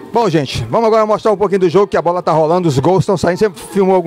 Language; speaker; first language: Portuguese; native; Portuguese